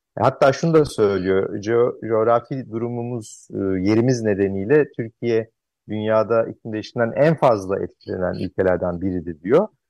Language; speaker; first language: Turkish; native; Turkish